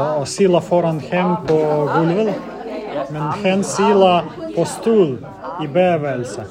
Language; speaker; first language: Danish; non-native, learner; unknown